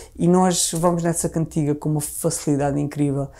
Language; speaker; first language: Portuguese; native; Portuguese